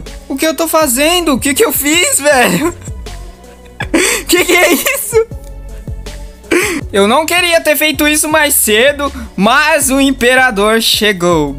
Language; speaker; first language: Portuguese; native; Portuguese